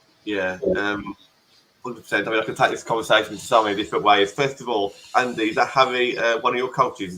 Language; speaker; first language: English; native; English